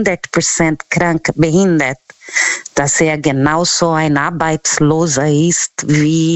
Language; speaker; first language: German; non-native, fluent; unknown